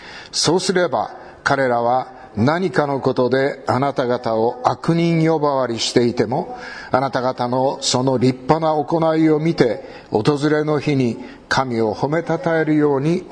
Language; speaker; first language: Japanese; native; Japanese